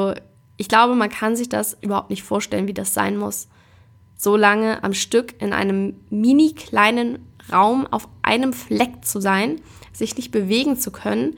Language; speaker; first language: German; native; German